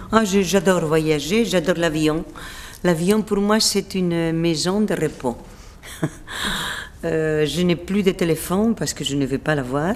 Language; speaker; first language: French; non-native, fluent; Spanish